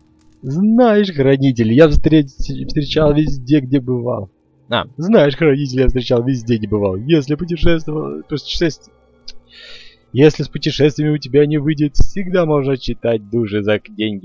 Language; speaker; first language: Russian; native; Russian